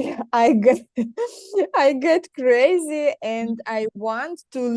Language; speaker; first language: English; non-native, learner; Russian